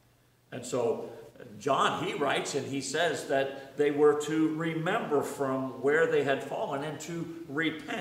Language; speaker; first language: English; native; English